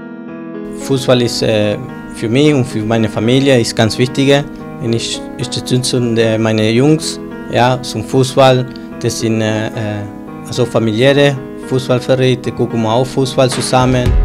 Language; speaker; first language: German; non-native, learner; Spanish